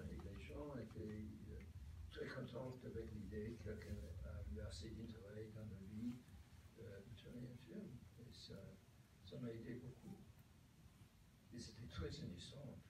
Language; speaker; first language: French; non-native, fluent; English